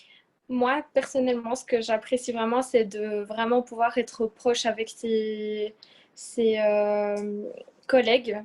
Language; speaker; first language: French; early bilingual, other home language; Portuguese